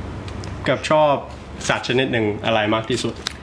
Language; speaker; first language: Thai; early bilingual, heritage; Thai